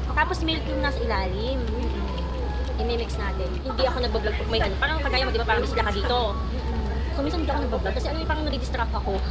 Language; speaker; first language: Filipino; native; Filipino